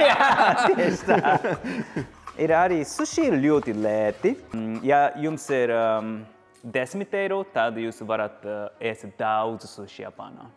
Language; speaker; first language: Latvian; non-native, learner; Japanese